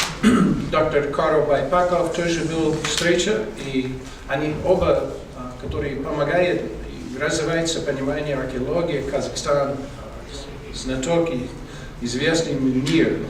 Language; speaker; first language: Russian; non-native, learner; English